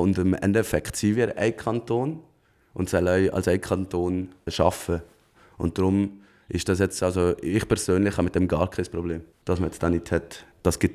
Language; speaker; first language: German; native; German